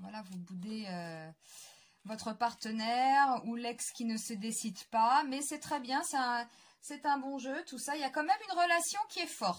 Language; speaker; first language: French; native; French